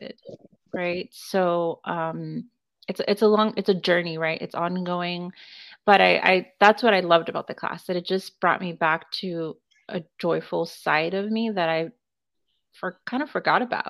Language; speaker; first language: English; native; English